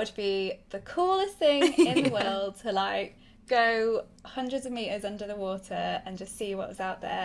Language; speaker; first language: English; native; English